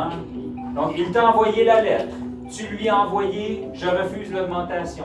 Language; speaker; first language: French; native; French